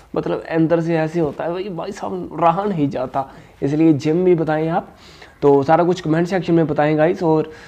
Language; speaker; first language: Hindi; native; Hindi